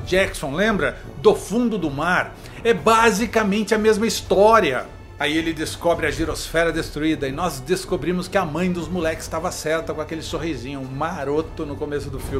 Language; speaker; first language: Portuguese; native; Portuguese